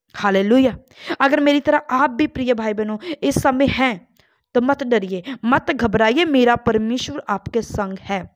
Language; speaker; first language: Hindi; non-native, local second language; Punjabi